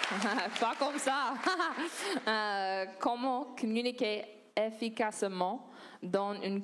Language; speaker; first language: French; non-native, learner; English